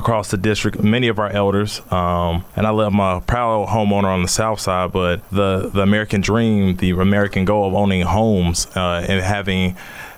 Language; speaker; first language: English; native; English